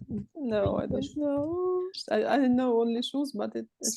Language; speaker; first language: English; non-native, learner; Russian